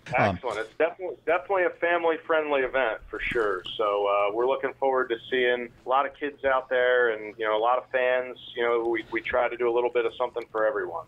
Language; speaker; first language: English; native; English